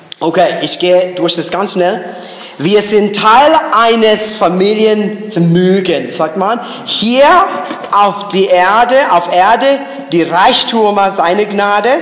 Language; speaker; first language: German; non-native, fluent; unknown